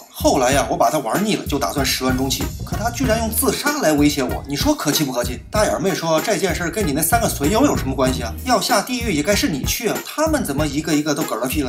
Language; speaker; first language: Chinese; native; Chinese